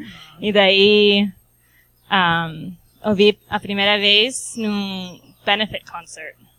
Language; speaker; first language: Portuguese; non-native, fluent; Spanish